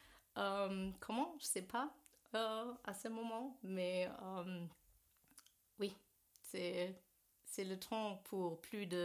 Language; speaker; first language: French; non-native, learner; German